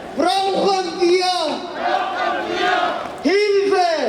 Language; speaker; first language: German; non-native, learner; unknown